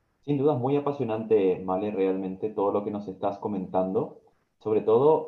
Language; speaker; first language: Spanish; native; Spanish